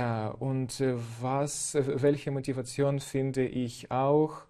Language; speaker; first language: German; non-native, fluent; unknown